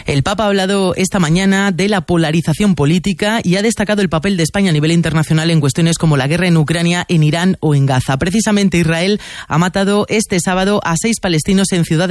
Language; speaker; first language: Spanish; native; Spanish